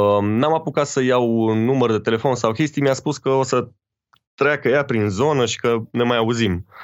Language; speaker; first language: Romanian; native; Romanian